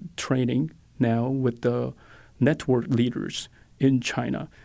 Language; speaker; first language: English; non-native, fluent; Korean